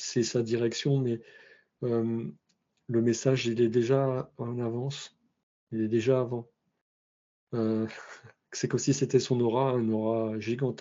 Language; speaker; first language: French; native; French